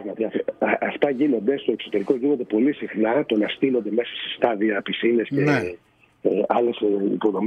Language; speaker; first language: Greek; native; Greek